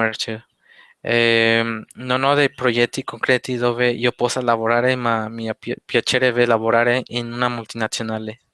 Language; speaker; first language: Italian; non-native, learner; Spanish